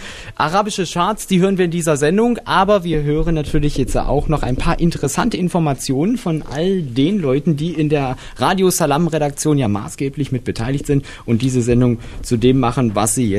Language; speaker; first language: German; native; German